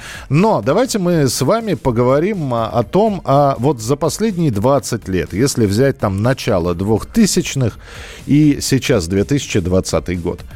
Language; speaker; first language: Russian; native; Russian